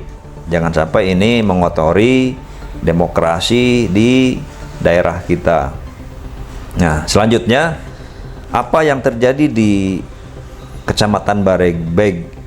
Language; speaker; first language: Indonesian; native; Indonesian